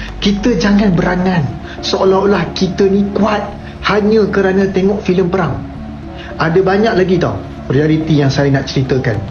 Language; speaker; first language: Malay; native; Malay